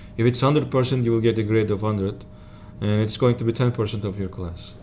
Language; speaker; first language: English; non-native, learner; Turkish